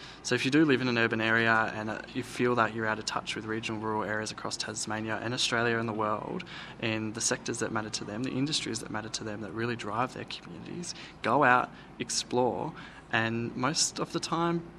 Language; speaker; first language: English; native; English